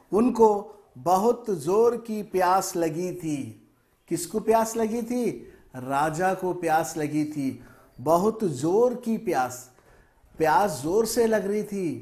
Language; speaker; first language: Hindi; non-native, local second language; Telugu